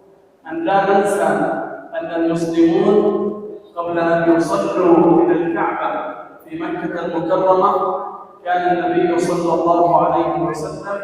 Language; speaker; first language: Arabic; native; Arabic